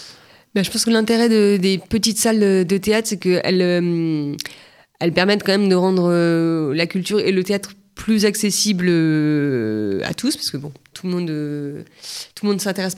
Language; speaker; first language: French; native; French